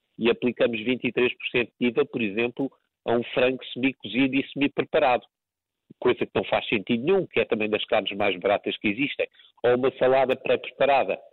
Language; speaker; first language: Portuguese; native; Portuguese